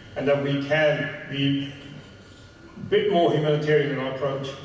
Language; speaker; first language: English; early bilingual, other home language; Punjabi